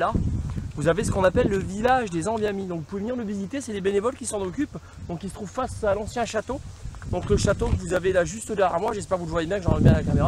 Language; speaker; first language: French; native; French